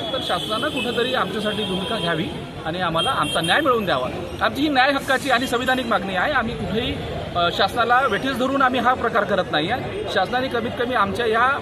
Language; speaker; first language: Marathi; native; Marathi